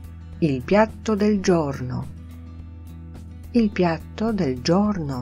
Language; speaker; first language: Italian; non-native, fluent; Polish